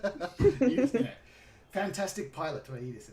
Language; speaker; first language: Japanese; non-native, fluent; English